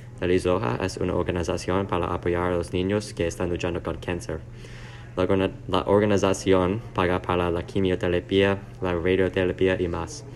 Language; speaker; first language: Spanish; non-native, learner; English